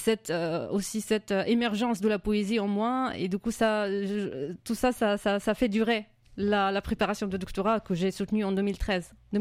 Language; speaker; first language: French; non-native, fluent; Arabic